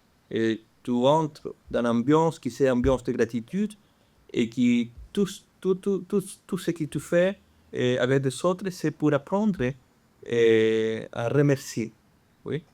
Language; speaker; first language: French; non-native, fluent; Spanish